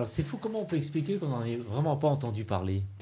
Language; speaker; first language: French; native; French